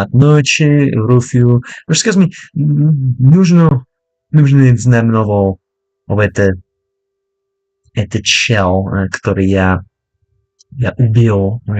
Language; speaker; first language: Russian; non-native, learner; English